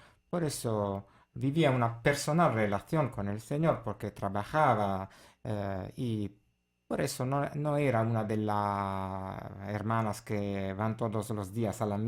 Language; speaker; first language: Spanish; non-native, fluent; Italian